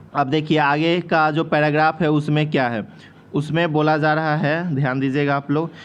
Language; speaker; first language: Hindi; native; Hindi